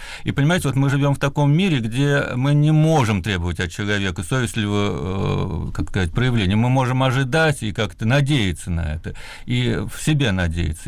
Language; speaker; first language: Russian; native; Russian